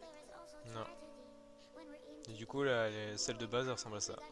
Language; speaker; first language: French; native; French